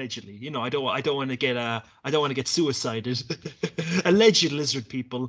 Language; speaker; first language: English; native; English